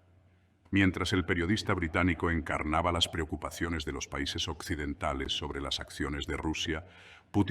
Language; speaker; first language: Spanish; native; Spanish